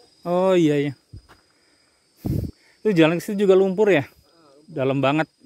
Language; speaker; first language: Indonesian; native; Indonesian